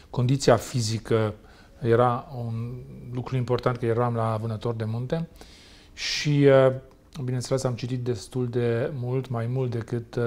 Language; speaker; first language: Romanian; non-native, local second language; Hungarian